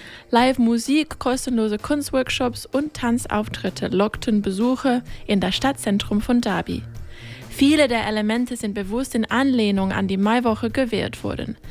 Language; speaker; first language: German; non-native, fluent; English